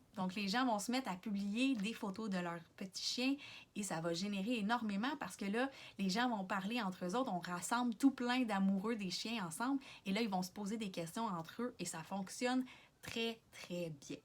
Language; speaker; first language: French; native; French